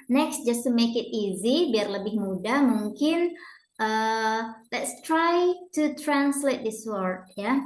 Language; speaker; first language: English; non-native, learner; Indonesian